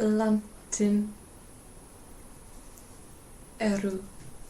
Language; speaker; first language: Icelandic; non-native, learner; English